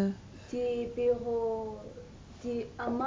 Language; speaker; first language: Dutch; non-native, learner; Arabic